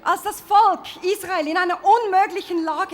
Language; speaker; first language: German; native; German